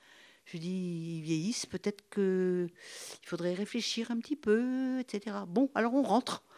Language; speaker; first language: French; native; French